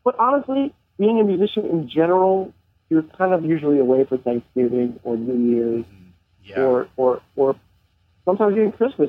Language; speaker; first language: English; native; English